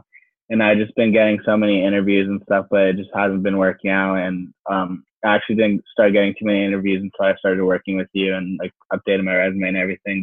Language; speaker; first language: English; native; English